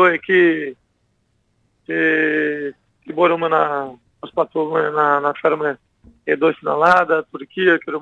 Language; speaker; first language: Greek; non-native, learner; Portuguese